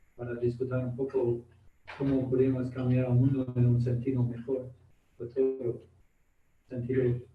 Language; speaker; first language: Spanish; non-native, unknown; Dutch